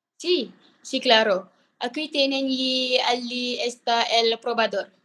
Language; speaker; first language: Spanish; non-native, learner; Malay